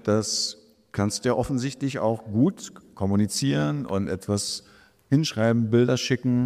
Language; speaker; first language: German; native; German